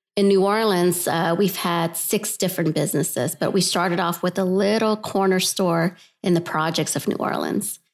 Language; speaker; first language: English; early bilingual, other home language; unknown